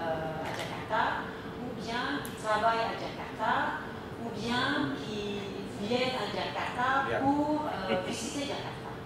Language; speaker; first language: French; non-native, fluent; Indonesian